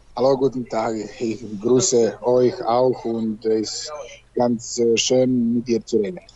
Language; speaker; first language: German; non-native, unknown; Serbian